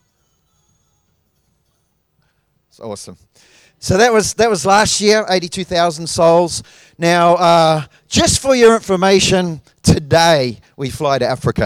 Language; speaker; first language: English; native; English